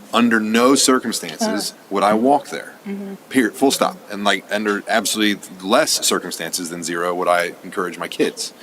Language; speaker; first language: English; native; English